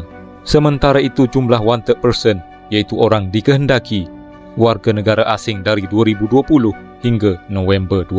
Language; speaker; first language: Malay; native; Malay